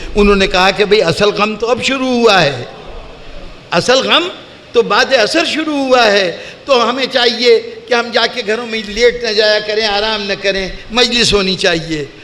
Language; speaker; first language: Urdu; native; Urdu